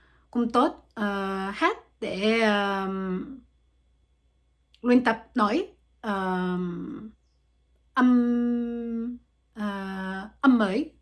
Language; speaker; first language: Vietnamese; non-native, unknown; French